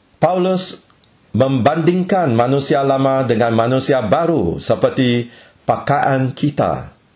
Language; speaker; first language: Malay; non-native, local second language; Chinese